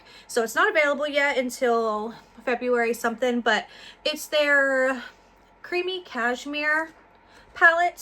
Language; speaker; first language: English; native; English